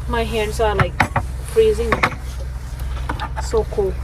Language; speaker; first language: English; non-native, learner; Thai